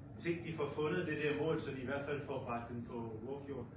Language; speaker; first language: Danish; native; Danish